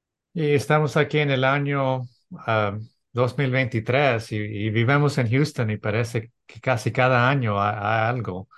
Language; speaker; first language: Spanish; early bilingual, heritage; English